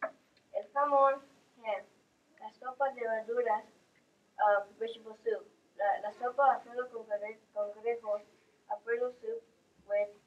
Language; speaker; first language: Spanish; non-native, learner; English